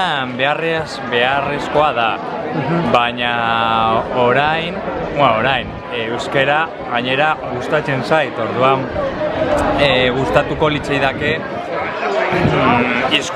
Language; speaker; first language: Basque; non-native, local second language; Spanish